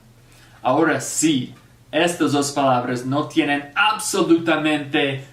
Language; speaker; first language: Spanish; non-native, fluent; English